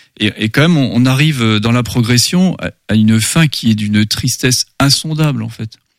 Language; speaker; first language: French; non-native, local second language; German